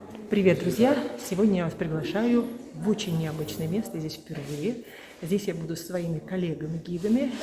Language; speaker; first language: Russian; native; Russian